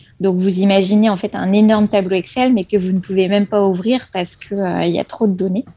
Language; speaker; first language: French; native; French